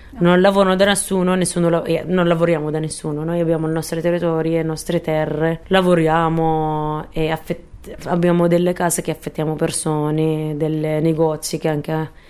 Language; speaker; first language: Italian; non-native, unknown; Arabic